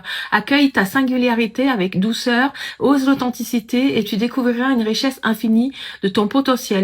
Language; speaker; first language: French; native; French